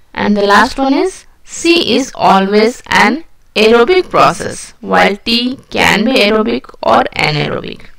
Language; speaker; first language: English; non-native, local second language; Hindi